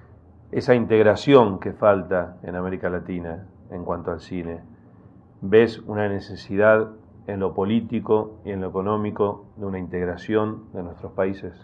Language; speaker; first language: Spanish; native; Spanish